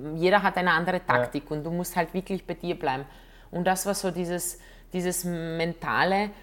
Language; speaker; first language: German; non-native, fluent; Croatian